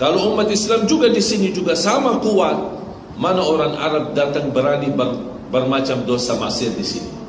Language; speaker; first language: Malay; non-native, fluent; Arabic